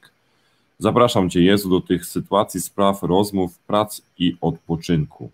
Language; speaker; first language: Polish; native; Polish